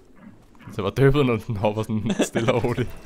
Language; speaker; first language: Danish; native; Danish